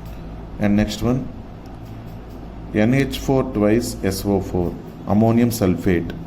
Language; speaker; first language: English; non-native, local second language; Telugu